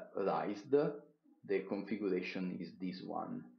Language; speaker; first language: English; non-native, fluent; Italian